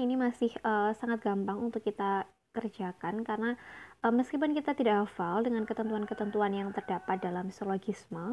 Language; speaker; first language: Indonesian; native; Indonesian